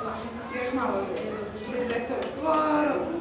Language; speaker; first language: Bosnian; native; Bosnian